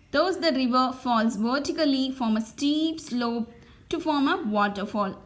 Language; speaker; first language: English; non-native, local second language; Tamil